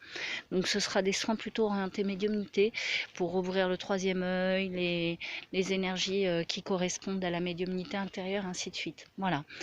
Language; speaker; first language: French; native; French